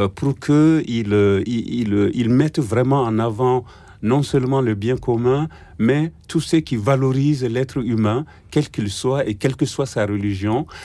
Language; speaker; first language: French; non-native, local second language; Bambara